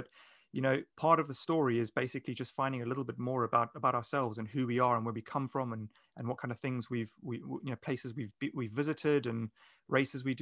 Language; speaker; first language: English; native; English